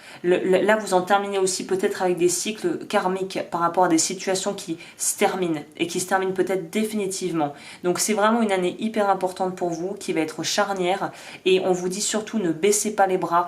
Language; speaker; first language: French; native; French